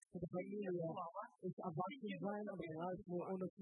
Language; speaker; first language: German; non-native, fluent; Russian